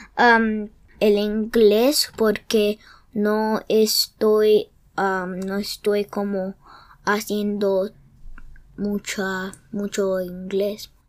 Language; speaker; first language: Spanish; early bilingual, heritage; English